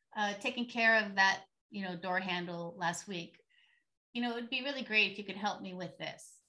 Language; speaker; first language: English; native; English